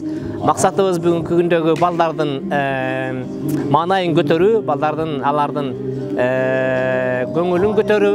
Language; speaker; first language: Kyrgyz; native; Kyrgyz